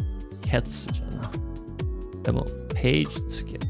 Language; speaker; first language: Japanese; non-native, learner; English